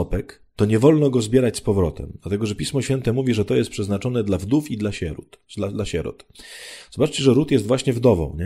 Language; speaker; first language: Polish; native; Polish